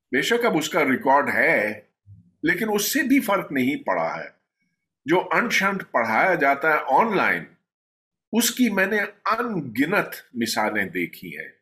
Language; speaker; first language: Urdu; native; Urdu